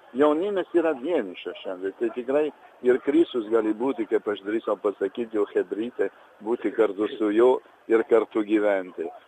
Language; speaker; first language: Lithuanian; early bilingual, heritage; Lithuanian